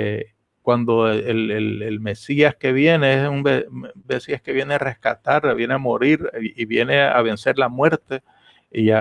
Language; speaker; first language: Spanish; native; Spanish